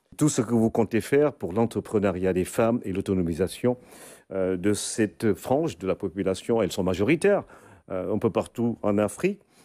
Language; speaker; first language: French; non-native, local second language; Wolof